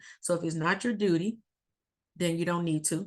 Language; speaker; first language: English; native; English